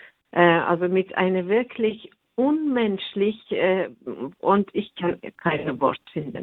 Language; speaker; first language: German; non-native, fluent; Persian